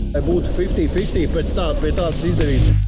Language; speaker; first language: Latvian; native; Latvian